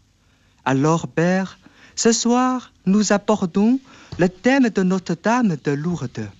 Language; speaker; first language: French; non-native, fluent; Chinese